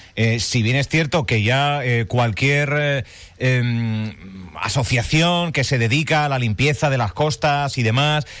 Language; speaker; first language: Spanish; native; Spanish